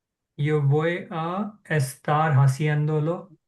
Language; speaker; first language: Spanish; non-native, learner; English